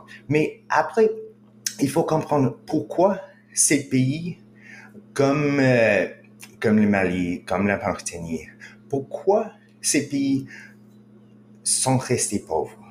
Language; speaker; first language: French; non-native, fluent; English